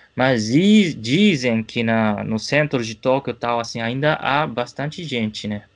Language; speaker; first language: Portuguese; non-native, fluent; Japanese